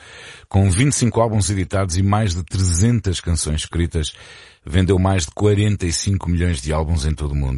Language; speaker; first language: Portuguese; native; Portuguese